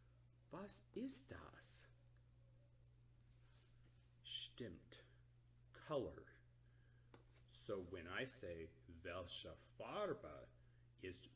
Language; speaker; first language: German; non-native, learner; English